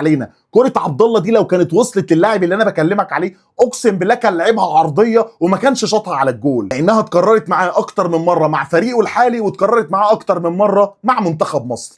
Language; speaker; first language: Arabic; native; Arabic